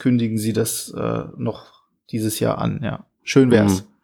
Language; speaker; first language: German; native; German